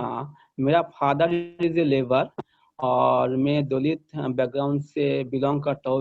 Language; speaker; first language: Hindi; non-native, local second language; Bangla